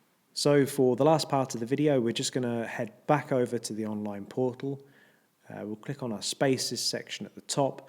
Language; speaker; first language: English; native; English